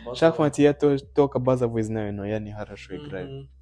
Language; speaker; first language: Russian; non-native, learner; Nyanja